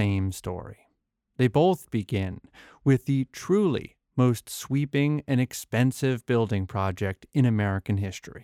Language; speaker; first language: English; native; English